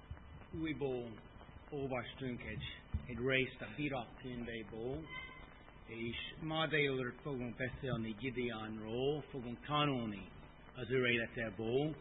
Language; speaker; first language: Hungarian; non-native, fluent; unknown